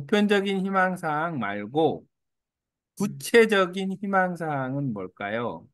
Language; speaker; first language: Korean; native; Korean